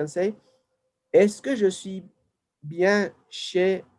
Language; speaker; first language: French; non-native, fluent; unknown